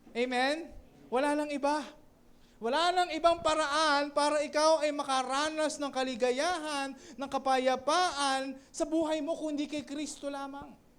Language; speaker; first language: Filipino; native; Filipino